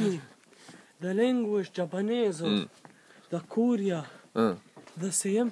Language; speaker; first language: English; non-native, learner; Arabic